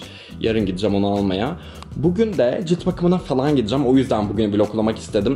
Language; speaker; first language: Turkish; native; Turkish